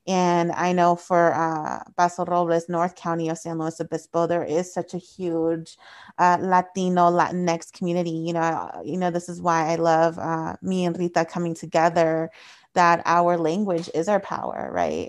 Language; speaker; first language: English; early bilingual, other home language; Spanish